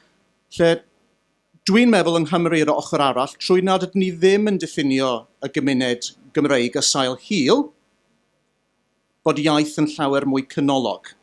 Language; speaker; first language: Welsh; native; Welsh